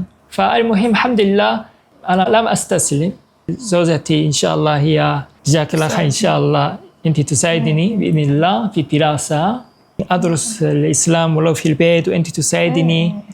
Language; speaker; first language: Arabic; non-native, fluent; Korean